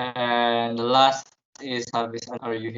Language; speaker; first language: English; non-native, learner; Indonesian